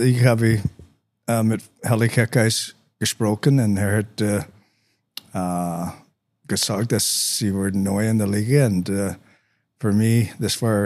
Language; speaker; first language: German; non-native, learner; English